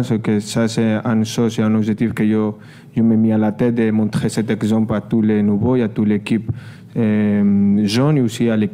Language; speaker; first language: French; non-native, learner; Spanish